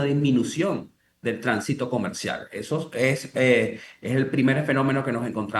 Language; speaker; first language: Spanish; native; Spanish